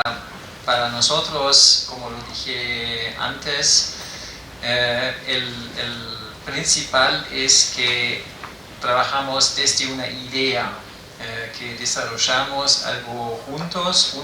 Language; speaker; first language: Spanish; non-native, fluent; German